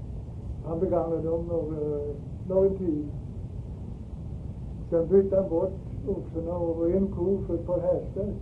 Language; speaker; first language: Swedish; early bilingual, heritage; Swedish